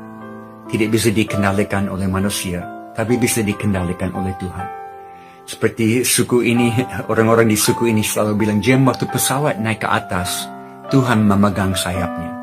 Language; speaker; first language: Indonesian; non-native, fluent; English